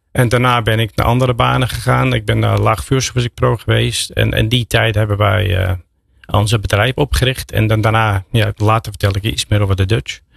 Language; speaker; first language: Dutch; non-native, fluent; English